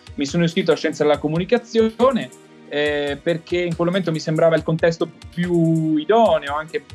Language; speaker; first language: Italian; native; Italian